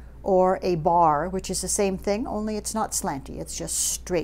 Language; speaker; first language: English; native; English